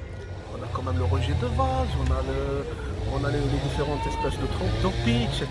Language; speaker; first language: French; non-native, local second language; Kabyle